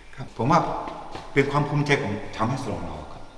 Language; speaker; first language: Thai; non-native, fluent; Chinese